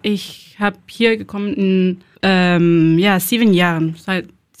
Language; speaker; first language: German; non-native, learner; Spanish